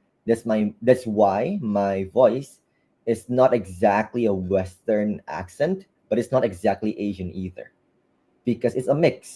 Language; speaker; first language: English; non-native, fluent; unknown